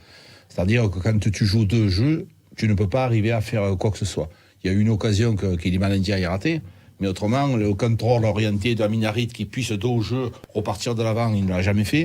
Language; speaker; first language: French; native; French